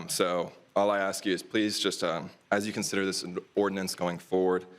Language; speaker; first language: English; native; English